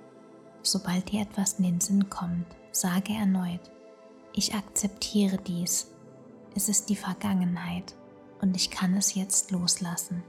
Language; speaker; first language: German; native; German